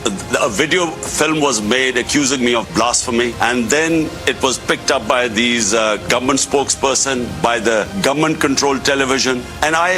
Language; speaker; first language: English; non-native, local second language; Urdu